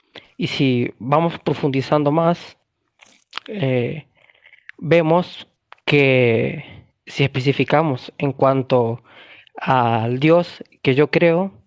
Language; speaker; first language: Spanish; native; Spanish